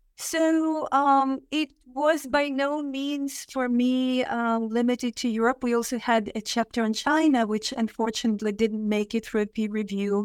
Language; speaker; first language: English; non-native, fluent; Russian